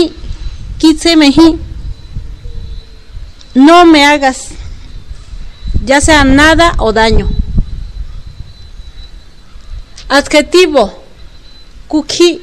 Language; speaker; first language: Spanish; non-native, local second language; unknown